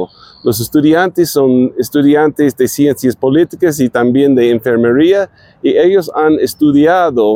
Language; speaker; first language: Spanish; non-native, fluent; English